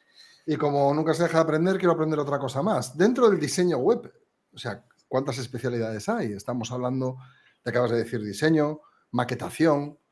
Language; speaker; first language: Spanish; native; Spanish